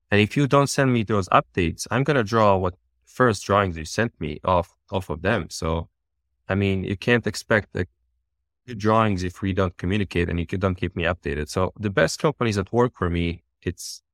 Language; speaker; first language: English; non-native, fluent; Bosnian